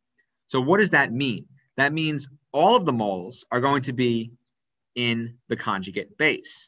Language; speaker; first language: English; native; English